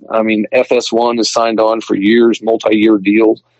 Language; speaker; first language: English; native; English